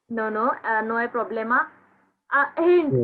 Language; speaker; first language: Spanish; non-native, fluent; Hindi